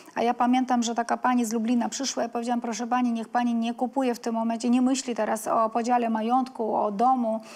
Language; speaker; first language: Polish; non-native, fluent; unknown